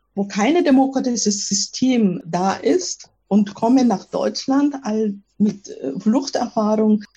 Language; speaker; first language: German; non-native, fluent; Japanese